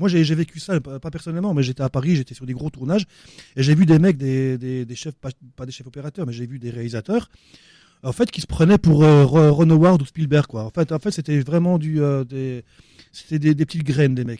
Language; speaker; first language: French; native; French